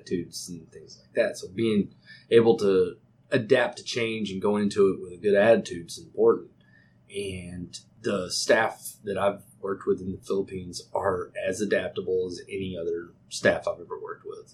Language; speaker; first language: English; native; English